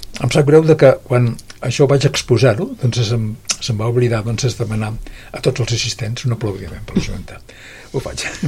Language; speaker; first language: Catalan; native; Catalan